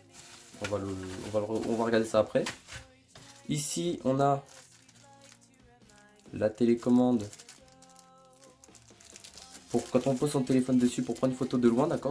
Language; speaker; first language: French; native; French